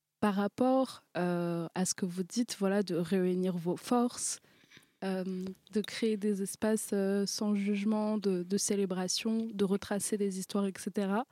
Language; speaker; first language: French; native; French